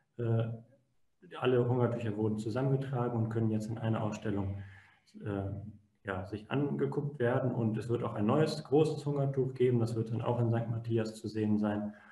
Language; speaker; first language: German; native; German